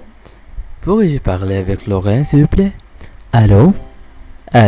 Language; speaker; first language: French; non-native, learner; English